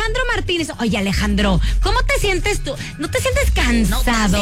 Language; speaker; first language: Spanish; native; Spanish